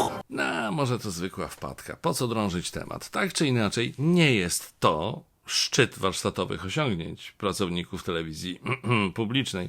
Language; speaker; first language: Polish; native; Polish